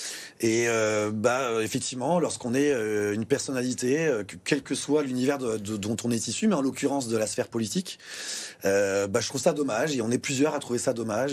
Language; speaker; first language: French; native; French